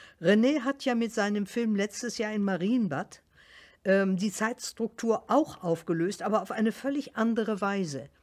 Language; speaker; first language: German; native; German